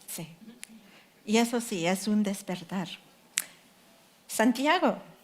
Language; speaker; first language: Spanish; early bilingual, heritage; Spanish